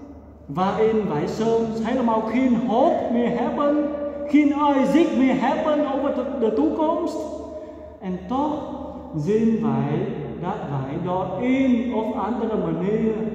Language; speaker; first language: Dutch; non-native, fluent; Vietnamese